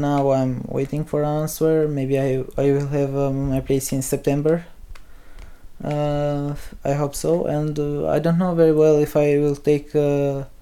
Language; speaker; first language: English; non-native, learner; Albanian